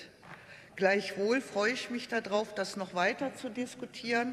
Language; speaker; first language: German; native; German